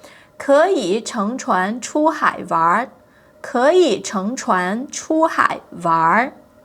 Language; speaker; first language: Chinese; non-native, fluent; Portuguese